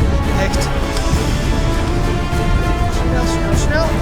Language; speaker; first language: German; non-native, learner; Dutch